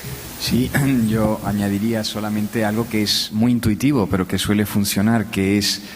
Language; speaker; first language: Spanish; native; Spanish